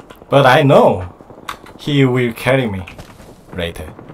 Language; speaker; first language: English; non-native, learner; Korean